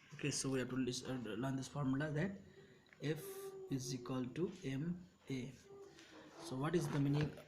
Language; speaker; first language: English; non-native, local second language; Nepali